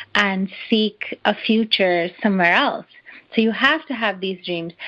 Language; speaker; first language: English; non-native, local second language; Urdu